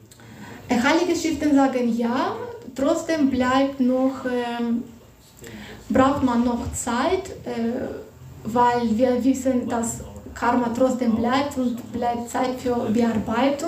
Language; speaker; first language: German; non-native, fluent; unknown